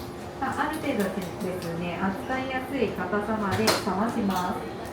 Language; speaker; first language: Japanese; native; Japanese